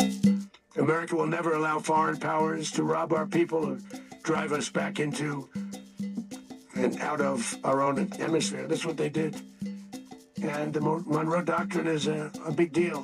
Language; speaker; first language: English; native; English